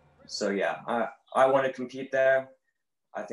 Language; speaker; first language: English; native; English